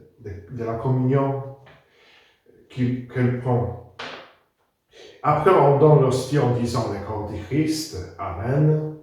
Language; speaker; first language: French; non-native, fluent; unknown